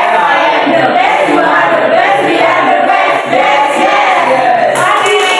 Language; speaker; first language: English; non-native, learner; Indonesian